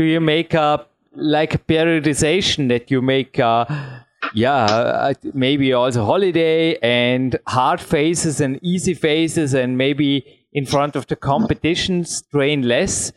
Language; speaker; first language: English; non-native, fluent; German